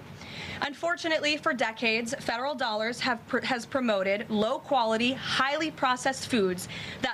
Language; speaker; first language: English; native; English